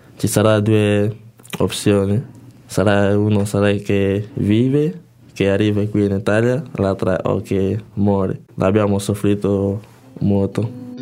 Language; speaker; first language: Italian; non-native, learner; Igbo